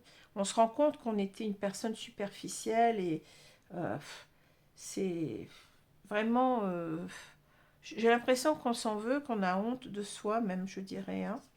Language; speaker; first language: French; native; French